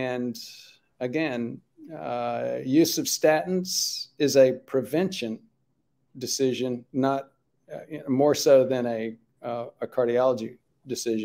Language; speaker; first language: English; native; English